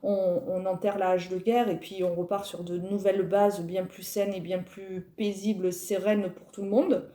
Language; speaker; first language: French; native; French